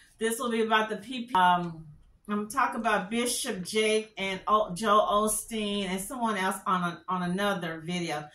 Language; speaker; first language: English; native; English